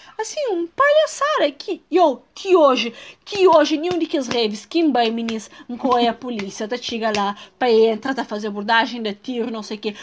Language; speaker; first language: Portuguese; non-native, local second language; Kabuverdianu